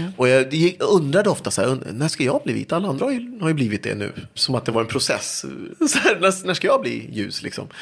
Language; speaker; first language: Swedish; early bilingual, other home language; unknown